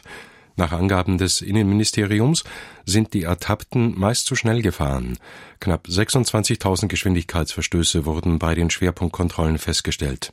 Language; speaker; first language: German; native; German